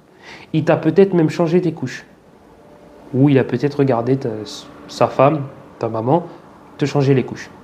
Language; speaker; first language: French; native; French